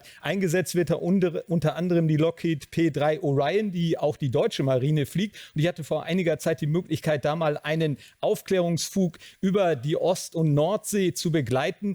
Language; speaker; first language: German; native; German